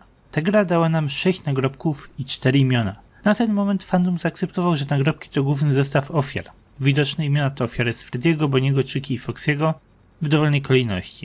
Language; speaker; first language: Polish; native; Polish